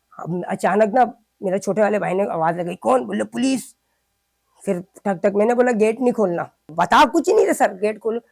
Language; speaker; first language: Urdu; native; Urdu